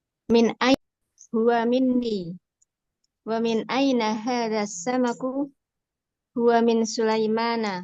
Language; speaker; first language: Arabic; non-native, learner; Indonesian